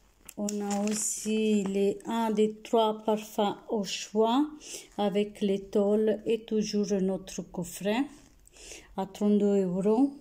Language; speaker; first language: French; non-native, fluent; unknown